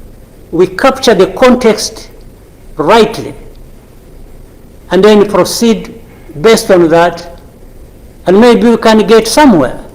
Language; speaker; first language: English; non-native, local second language; Kinyarwanda